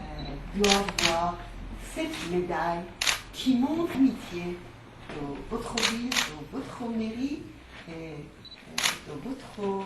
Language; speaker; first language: French; non-native, fluent; Persian